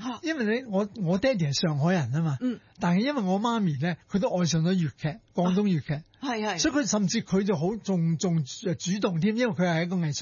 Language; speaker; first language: Cantonese; native; Cantonese